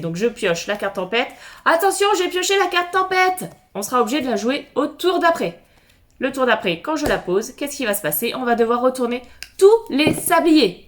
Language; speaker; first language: French; native; French